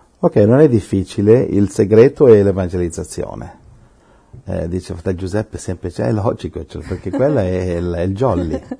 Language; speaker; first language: Italian; non-native, fluent; Spanish